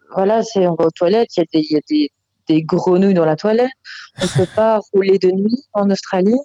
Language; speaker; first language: French; native; French